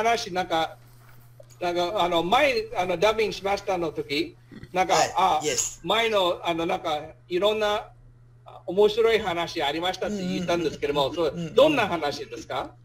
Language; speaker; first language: Japanese; non-native, fluent; English